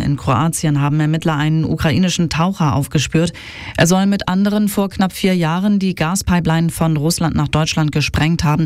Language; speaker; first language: German; native; German